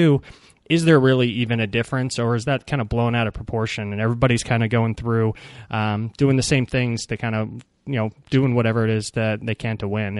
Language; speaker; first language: English; native; English